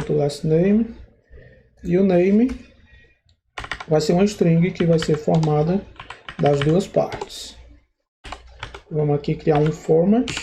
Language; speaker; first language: Portuguese; native; Portuguese